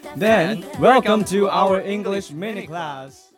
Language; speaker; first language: English; non-native, fluent; Chinese